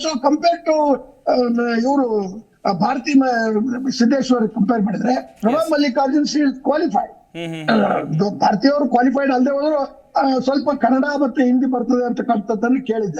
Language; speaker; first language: Kannada; native; Kannada